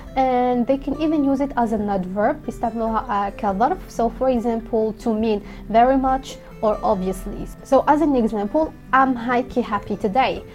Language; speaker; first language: English; non-native, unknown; Arabic